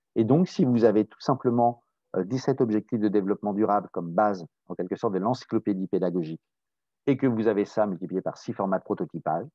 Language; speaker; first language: French; native; French